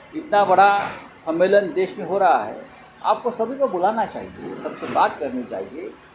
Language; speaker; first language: Hindi; non-native, local second language; Marathi